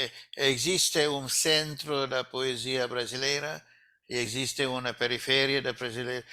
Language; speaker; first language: Portuguese; non-native, fluent; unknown